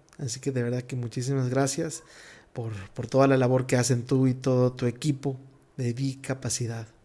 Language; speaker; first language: Spanish; native; Spanish